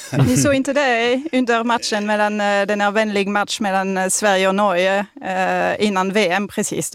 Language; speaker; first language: Swedish; non-native, fluent; French